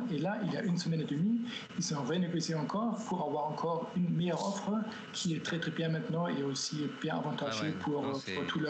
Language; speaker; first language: French; non-native, fluent; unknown